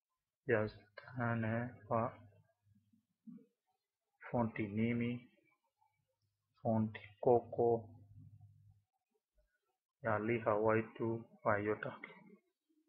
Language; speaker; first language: Finnish; non-native, learner; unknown